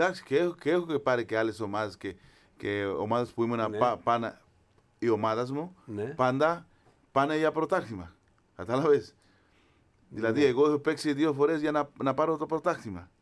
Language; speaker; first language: Greek; non-native, fluent; Spanish